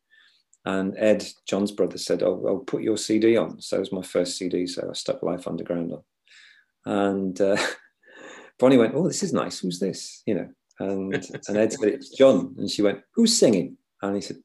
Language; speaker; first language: English; native; English